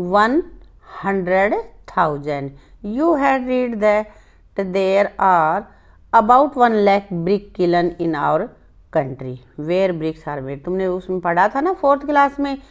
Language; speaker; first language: Hindi; native; Hindi